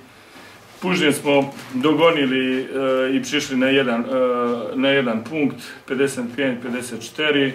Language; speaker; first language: Polish; non-native, learner; Serbian